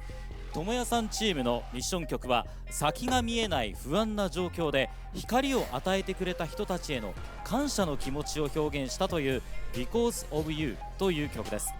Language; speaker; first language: Japanese; native; Japanese